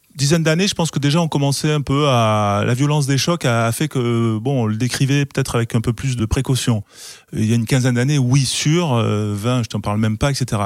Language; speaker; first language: French; native; French